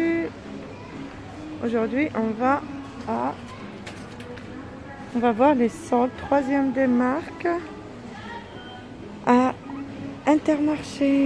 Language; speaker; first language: French; native; French